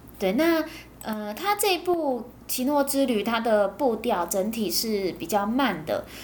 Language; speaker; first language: Chinese; native; Chinese